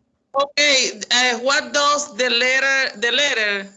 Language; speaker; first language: English; non-native, learner; Spanish